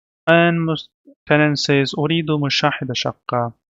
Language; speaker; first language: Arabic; non-native, learner; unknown